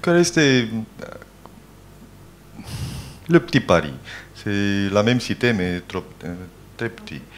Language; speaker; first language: French; non-native, fluent; Romanian